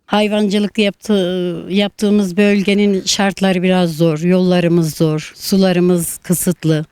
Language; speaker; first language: Turkish; non-native, local second language; Kurdish